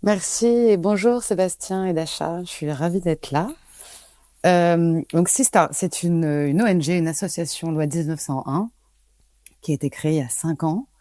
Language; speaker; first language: French; native; French